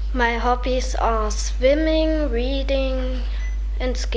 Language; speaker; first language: English; non-native, learner; German